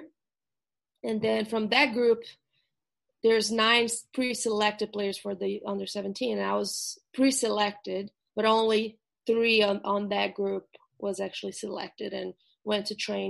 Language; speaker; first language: English; non-native, fluent; Portuguese